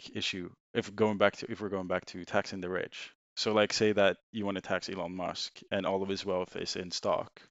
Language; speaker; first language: English; non-native, fluent; Swedish